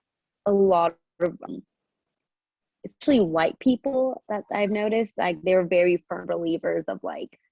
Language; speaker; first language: English; early bilingual, other home language; Spanish